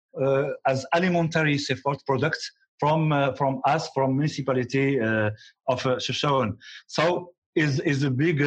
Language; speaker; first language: English; non-native, learner; Arabic